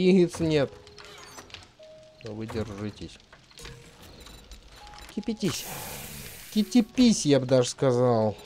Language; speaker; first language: Russian; native; Russian